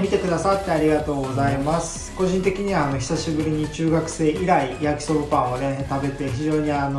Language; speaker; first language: Japanese; native; Japanese